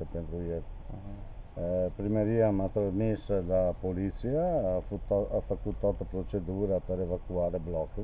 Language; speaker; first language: Romanian; non-native, learner; Italian